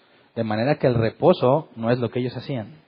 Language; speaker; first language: Spanish; native; Spanish